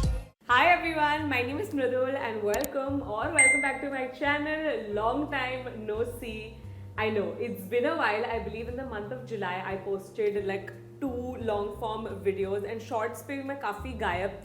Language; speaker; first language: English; non-native, local second language; Hindi